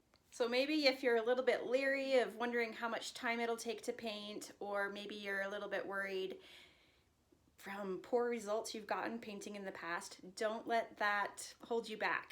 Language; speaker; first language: English; native; English